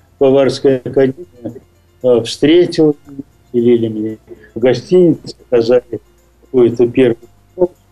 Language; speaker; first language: Russian; native; Russian